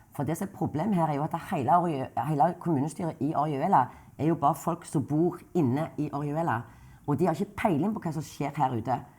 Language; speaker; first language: Norwegian; native; Norwegian